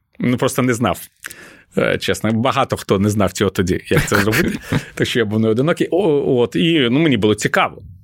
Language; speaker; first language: Ukrainian; non-native, local second language; Russian